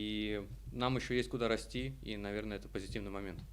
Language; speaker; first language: Russian; native; Russian